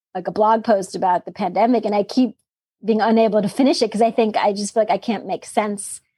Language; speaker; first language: English; native; English